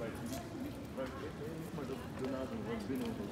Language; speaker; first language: Dutch; native; Dutch